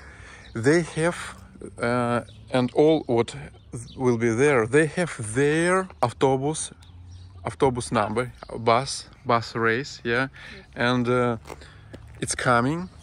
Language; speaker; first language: English; non-native, learner; Russian